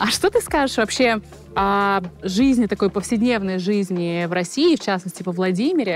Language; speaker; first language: Russian; native; Russian